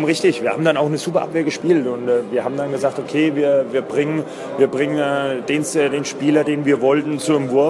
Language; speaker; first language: German; native; German